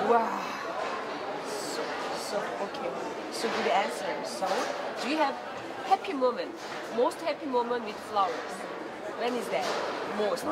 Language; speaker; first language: English; non-native, learner; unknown